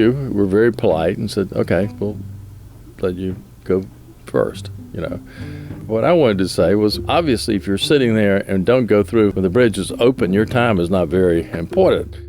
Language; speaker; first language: English; native; English